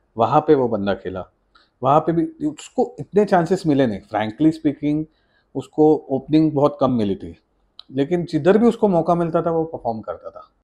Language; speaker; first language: Hindi; non-native, local second language; Marathi